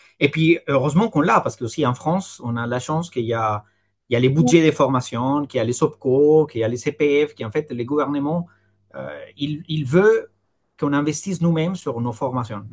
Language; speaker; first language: French; non-native, fluent; Spanish